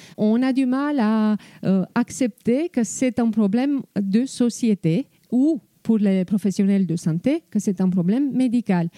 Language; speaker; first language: French; non-native, fluent; Romanian